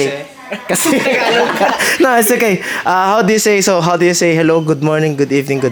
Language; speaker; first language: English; non-native, local second language; Filipino